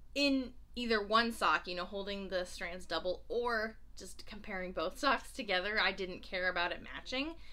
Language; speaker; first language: English; native; English